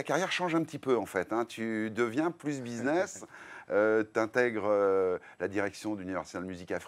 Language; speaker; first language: French; native; French